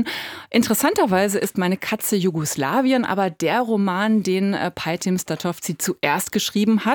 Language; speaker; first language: German; native; German